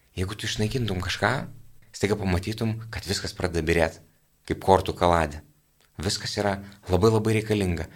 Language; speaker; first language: Lithuanian; native; Lithuanian